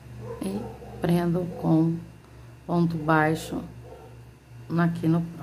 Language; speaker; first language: Portuguese; native; Portuguese